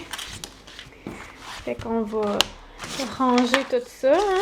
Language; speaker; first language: French; native; French